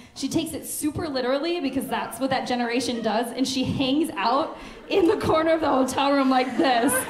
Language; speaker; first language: English; native; English